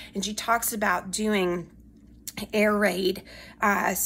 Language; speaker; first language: English; native; English